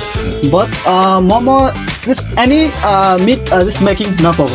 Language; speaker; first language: English; non-native, learner; Nepali